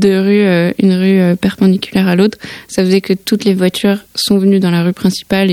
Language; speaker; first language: French; native; French